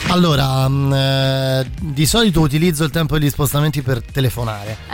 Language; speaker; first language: Italian; native; Italian